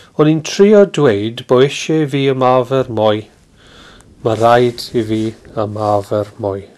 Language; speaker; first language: Welsh; non-native, learner; English